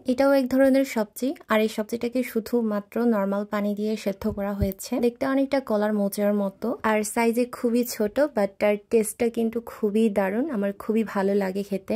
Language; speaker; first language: Bangla; non-native, local second language; Chakma